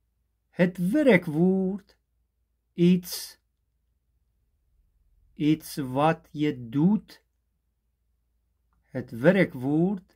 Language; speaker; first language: Dutch; non-native, fluent; Persian